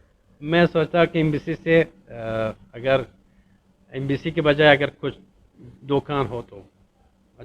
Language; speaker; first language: Hindi; non-native, fluent; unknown